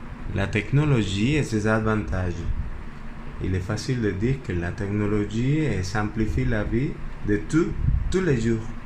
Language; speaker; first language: French; non-native, learner; Spanish